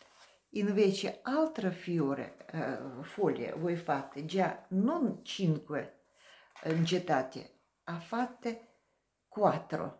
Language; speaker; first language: Italian; non-native, learner; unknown